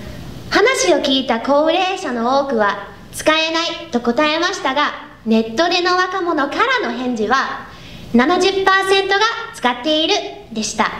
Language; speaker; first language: Japanese; non-native, learner; English